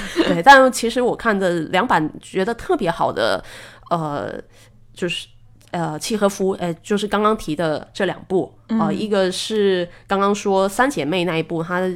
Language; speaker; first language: Chinese; native; Chinese